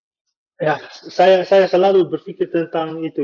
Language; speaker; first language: Indonesian; non-native, fluent; Dutch